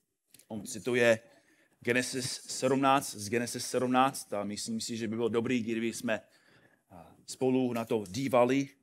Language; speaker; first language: Czech; non-native, fluent; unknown